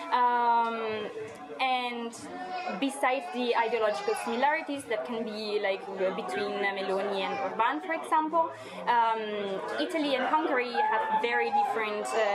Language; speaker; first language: English; non-native, fluent; Italian